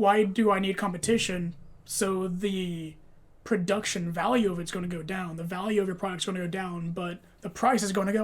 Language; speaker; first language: English; native; English